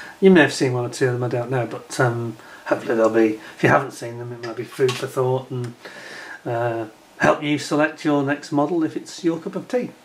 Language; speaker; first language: English; native; English